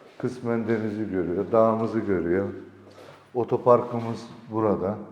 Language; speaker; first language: Turkish; native; Turkish